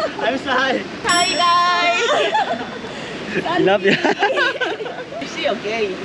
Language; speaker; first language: English; non-native, learner; Korean